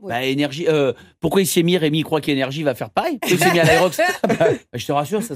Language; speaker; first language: French; native; French